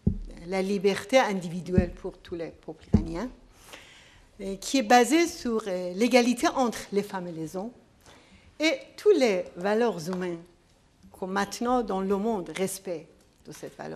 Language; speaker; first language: French; non-native, fluent; Persian